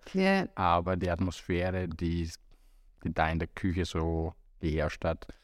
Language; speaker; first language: German; non-native, fluent; Romanian